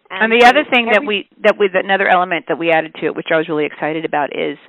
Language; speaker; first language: English; native; English